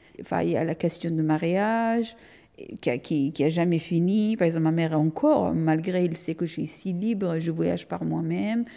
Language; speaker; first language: French; non-native, fluent; Persian